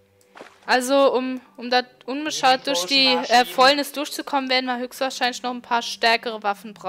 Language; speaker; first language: German; native; German